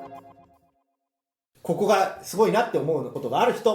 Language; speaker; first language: Japanese; native; Japanese